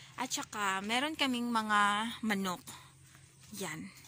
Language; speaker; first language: Filipino; non-native, local second language; Waray